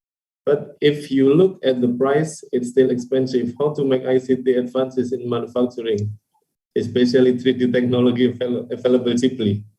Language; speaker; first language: English; non-native, fluent; Indonesian